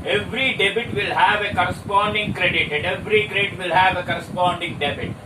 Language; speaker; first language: English; non-native, local second language; Telugu